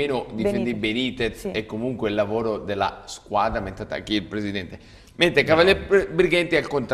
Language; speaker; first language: Italian; native; Italian